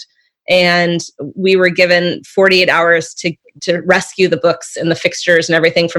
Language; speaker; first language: English; native; English